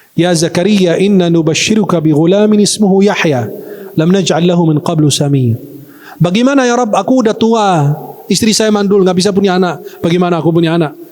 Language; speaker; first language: Malay; non-native, fluent; Arabic